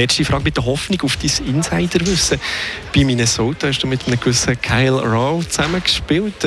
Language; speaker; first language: German; native; German